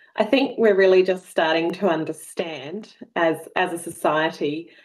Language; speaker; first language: English; native; English